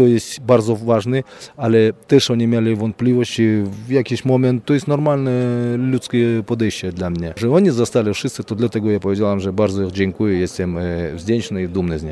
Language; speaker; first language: Polish; non-native, fluent; Russian